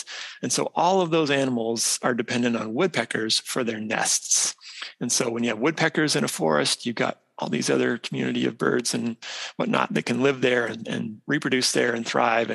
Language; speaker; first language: English; native; English